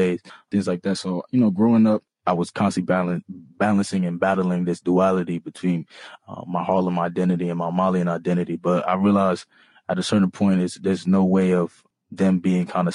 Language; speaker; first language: English; early bilingual, other home language; Bambara